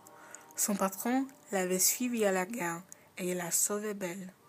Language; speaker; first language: French; non-native, learner; English